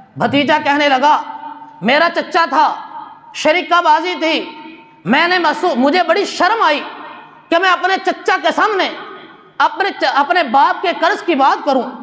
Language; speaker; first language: Urdu; non-native, local second language; Punjabi